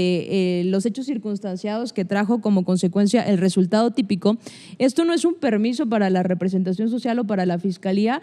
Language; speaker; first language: Spanish; native; Spanish